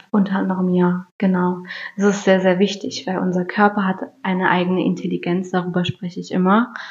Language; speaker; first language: German; early bilingual, other home language; Turkish